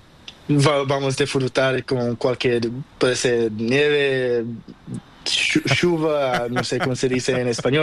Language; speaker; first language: Spanish; non-native, learner; Portuguese